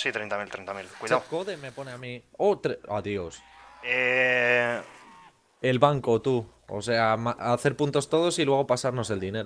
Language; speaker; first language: Spanish; native; Spanish